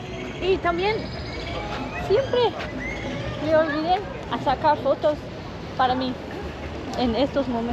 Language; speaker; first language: Spanish; non-native, learner; English